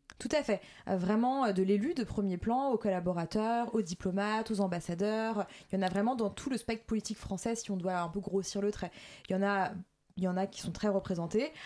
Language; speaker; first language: French; native; French